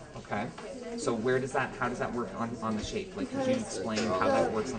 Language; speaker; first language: English; native; English